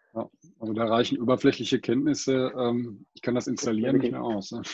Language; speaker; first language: German; non-native, fluent; English